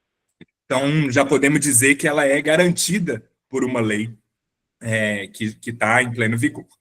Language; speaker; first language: Portuguese; native; Portuguese